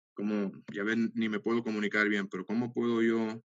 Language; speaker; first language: Spanish; early bilingual, heritage; Spanish